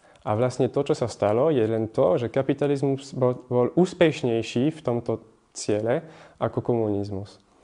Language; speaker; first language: Slovak; non-native, fluent; French